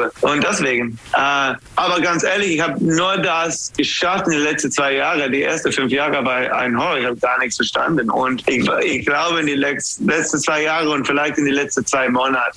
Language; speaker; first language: German; non-native, learner; English